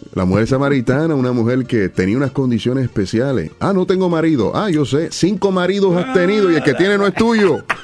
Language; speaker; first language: Spanish; native; Spanish